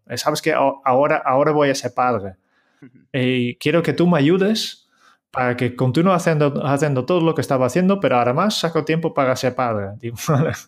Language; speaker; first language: Spanish; non-native, fluent; Dutch